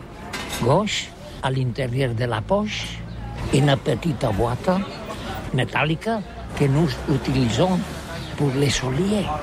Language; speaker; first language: French; non-native, learner; Catalan